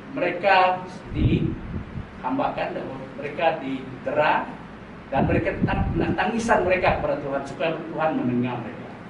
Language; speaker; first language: Malay; non-native, local second language; Iban